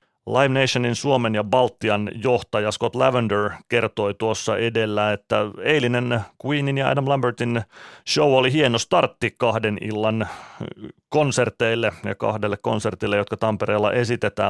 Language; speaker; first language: Finnish; native; Finnish